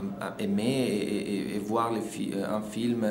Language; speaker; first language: French; non-native, fluent; Italian